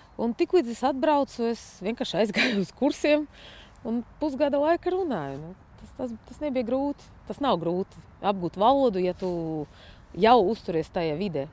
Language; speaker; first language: Latvian; non-native, fluent; Russian